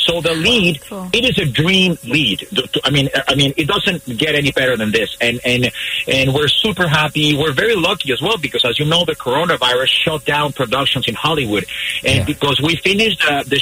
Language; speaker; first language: English; non-native, fluent; Spanish